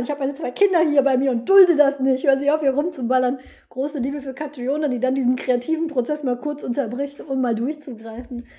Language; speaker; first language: German; native; German